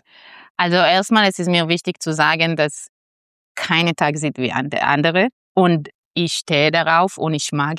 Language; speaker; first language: German; non-native, fluent; Hebrew